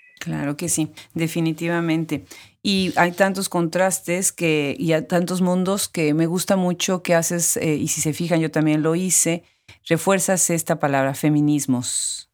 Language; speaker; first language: Spanish; native; Spanish